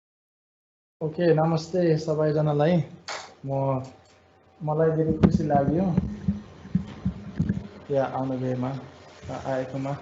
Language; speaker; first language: Nepali; non-native, fluent; English